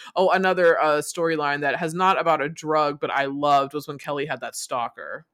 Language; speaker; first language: English; native; English